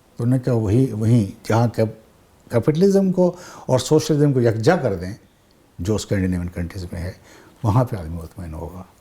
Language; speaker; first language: Urdu; non-native, local second language; Saraiki